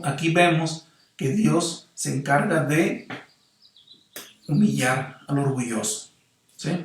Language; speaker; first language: Spanish; native; Spanish